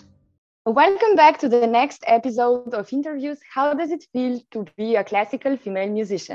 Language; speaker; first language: English; non-native, fluent; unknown